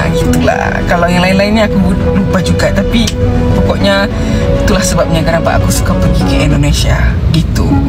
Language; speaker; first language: Malay; native; Malay